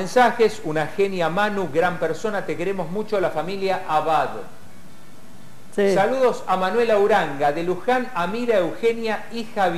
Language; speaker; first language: Spanish; native; Spanish